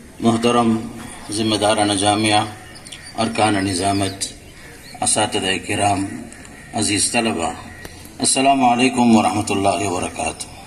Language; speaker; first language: Urdu; native; Urdu